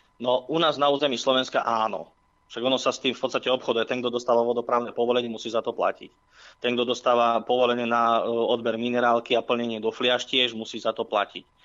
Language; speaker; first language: Slovak; native; Slovak